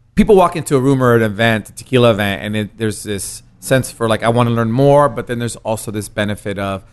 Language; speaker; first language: English; early bilingual, other home language; Spanish